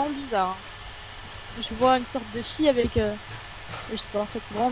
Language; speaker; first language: French; native; French